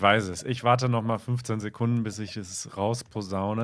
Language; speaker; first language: German; native; German